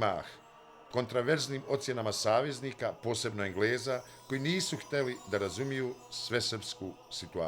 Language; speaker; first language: Bosnian; native; Bosnian